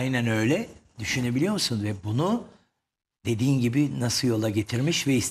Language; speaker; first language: Turkish; native; Turkish